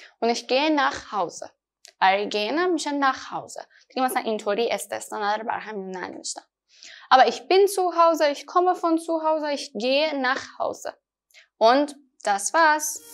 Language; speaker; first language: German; non-native, fluent; Persian